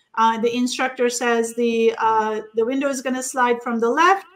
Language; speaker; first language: English; non-native, fluent; Turkish